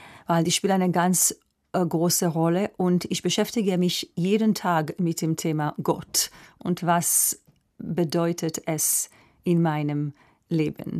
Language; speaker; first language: German; non-native, fluent; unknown